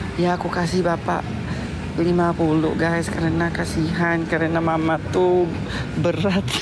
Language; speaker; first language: Indonesian; non-native, learner; Cebuano